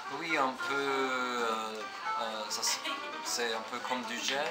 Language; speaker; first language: French; non-native, fluent; German